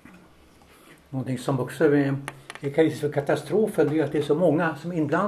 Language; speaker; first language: Swedish; native; Swedish